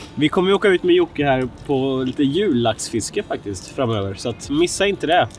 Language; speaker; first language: Swedish; native; Swedish